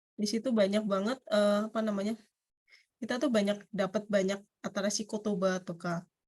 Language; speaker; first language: Indonesian; native; Indonesian